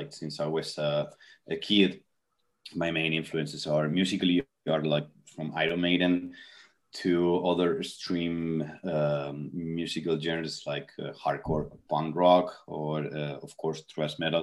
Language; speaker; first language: English; non-native, fluent; Spanish